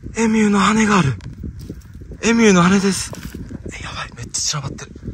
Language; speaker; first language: Japanese; early bilingual, heritage; English